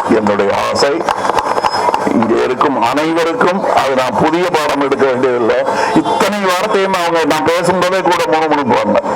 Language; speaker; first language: Tamil; native; Tamil